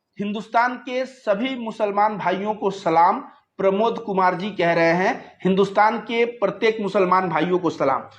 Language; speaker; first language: Hindi; native; Hindi